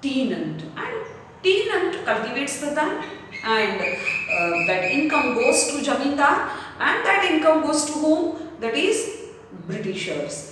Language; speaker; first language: English; non-native, local second language; Kannada